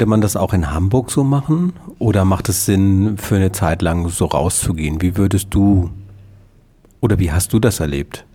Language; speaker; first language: German; native; German